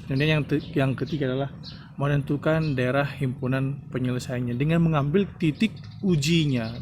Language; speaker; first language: Indonesian; native; Indonesian